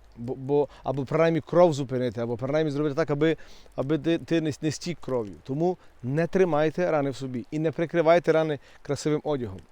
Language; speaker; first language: Ukrainian; native; Ukrainian